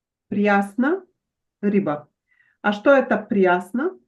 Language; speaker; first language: Russian; non-native, fluent; Bulgarian